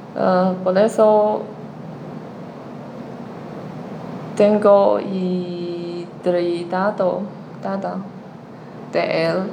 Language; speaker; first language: Spanish; non-native, learner; Chinese